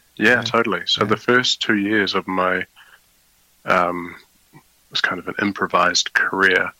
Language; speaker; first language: English; native; English